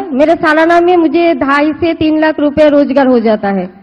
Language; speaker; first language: Hindi; non-native, local second language; Bangla